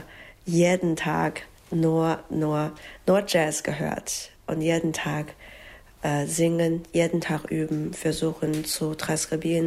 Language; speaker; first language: German; non-native, learner; Chinese